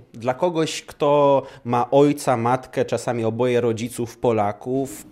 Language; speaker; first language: Polish; non-native, fluent; Russian